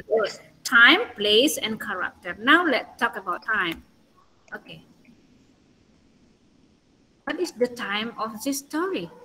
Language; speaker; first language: English; non-native, learner; Indonesian